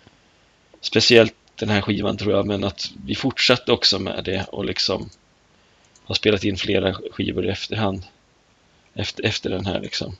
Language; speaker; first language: Swedish; native; Swedish